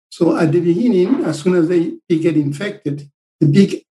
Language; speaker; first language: English; non-native, fluent; Spanish